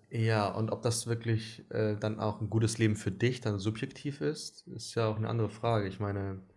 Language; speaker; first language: German; early bilingual, other home language; Greek